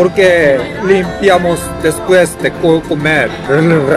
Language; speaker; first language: Spanish; non-native, learner; Korean